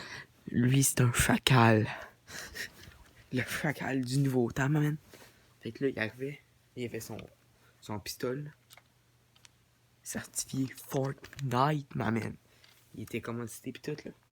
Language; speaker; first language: French; native; French